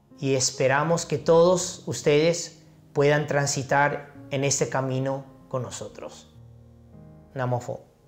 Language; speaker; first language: Spanish; non-native, fluent; Chinese